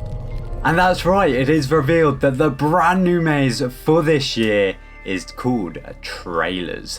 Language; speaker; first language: English; native; English